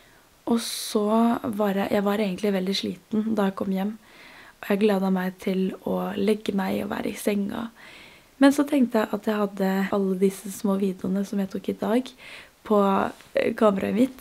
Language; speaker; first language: Norwegian; non-native, fluent; French